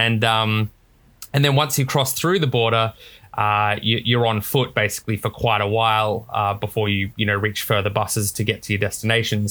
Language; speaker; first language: English; native; English